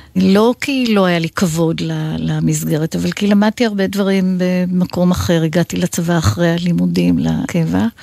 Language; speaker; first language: Hebrew; native; Hebrew